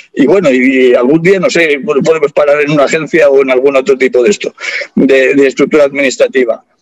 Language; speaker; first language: Spanish; native; Spanish